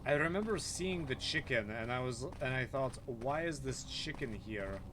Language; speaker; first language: English; native; English